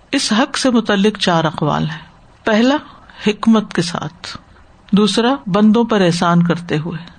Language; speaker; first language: Urdu; native; Urdu